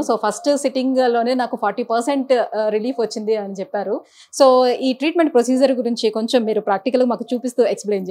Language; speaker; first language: Telugu; native; Telugu